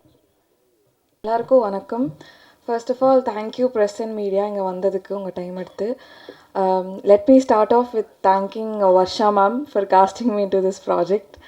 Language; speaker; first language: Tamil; non-native, learner; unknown